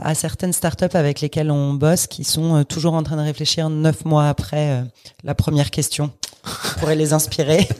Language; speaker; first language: French; native; French